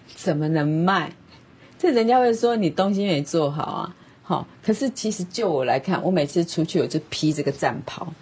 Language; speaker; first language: Chinese; native; Chinese